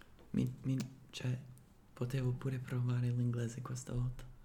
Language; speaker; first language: Italian; non-native, fluent; English